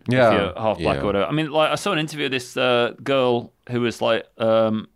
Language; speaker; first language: English; native; English